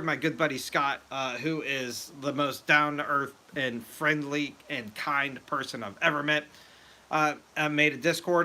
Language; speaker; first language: English; native; English